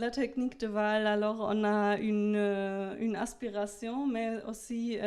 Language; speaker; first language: French; non-native, fluent; German